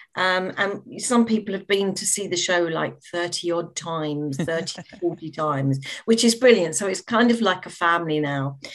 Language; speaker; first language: English; native; English